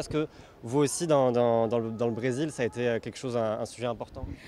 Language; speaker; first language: French; native; French